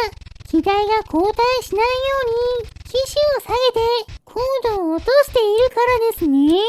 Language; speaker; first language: Japanese; native; Japanese